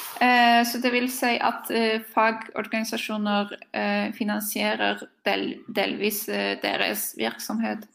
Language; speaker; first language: Norwegian; non-native, fluent; Polish